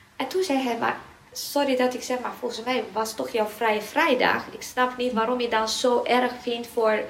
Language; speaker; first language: Dutch; non-native, fluent; Romanian